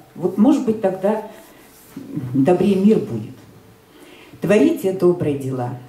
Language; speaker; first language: Russian; native; Russian